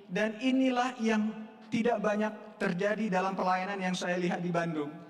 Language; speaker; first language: Indonesian; non-native, local second language; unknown